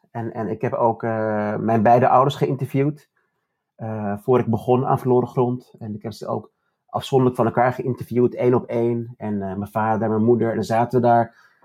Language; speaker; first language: Dutch; early bilingual, other home language; Turkish